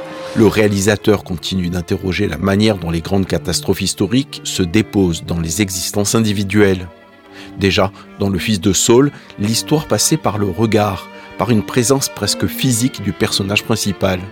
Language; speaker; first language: French; native; French